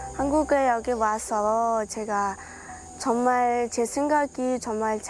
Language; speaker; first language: Korean; non-native, fluent; Mongolian